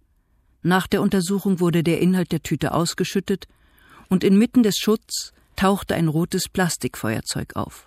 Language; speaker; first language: German; native; German